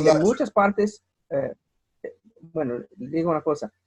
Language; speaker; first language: Spanish; non-native, fluent; English